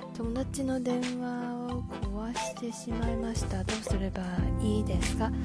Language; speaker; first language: Japanese; non-native, learner; Cantonese